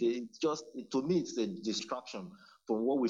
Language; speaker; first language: English; non-native, local second language; Yoruba